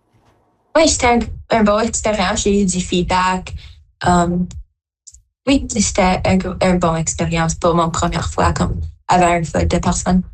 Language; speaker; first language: French; non-native, local second language; English